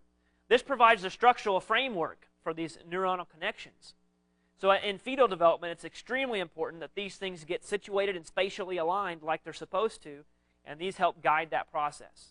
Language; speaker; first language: English; native; English